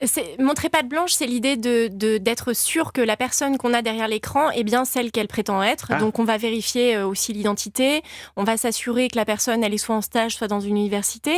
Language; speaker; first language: French; native; French